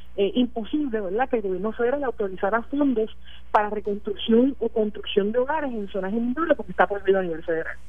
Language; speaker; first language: Spanish; native; Spanish